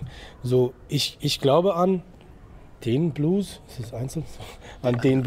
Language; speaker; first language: German; non-native, fluent; English